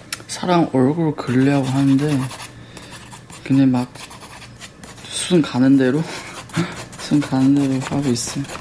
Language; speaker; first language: Korean; non-native, fluent; Chinese